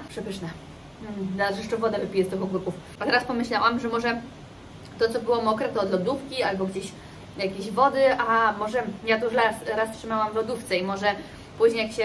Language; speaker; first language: Polish; native; Polish